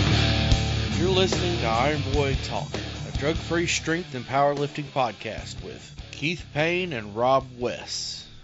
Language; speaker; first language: English; native; English